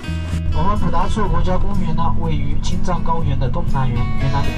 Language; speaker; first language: Chinese; native; Chinese